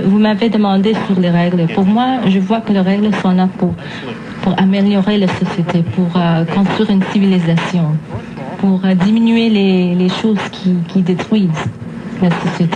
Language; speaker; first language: French; non-native, fluent; English